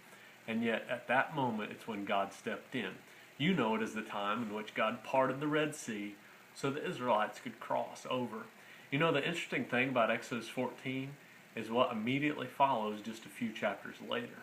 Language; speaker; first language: English; native; English